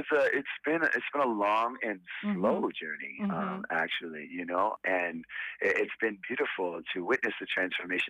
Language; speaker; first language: English; native; English